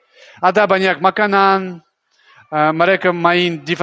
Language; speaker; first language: Indonesian; non-native, learner; Russian